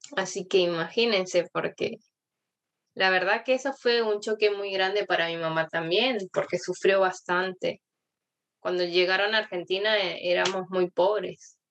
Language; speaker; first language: Spanish; early bilingual, other home language; Korean